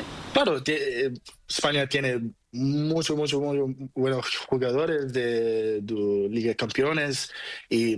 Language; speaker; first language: Spanish; non-native, learner; Portuguese